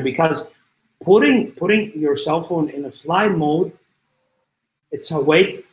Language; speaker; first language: English; non-native, fluent; Greek